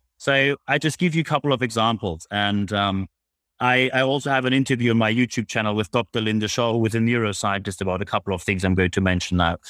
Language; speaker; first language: English; non-native, fluent; German